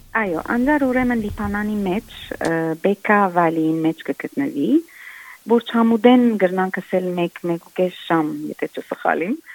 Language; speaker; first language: Armenian; native; Armenian